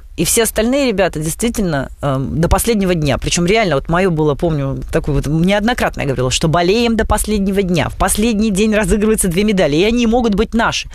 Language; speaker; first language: Russian; native; Russian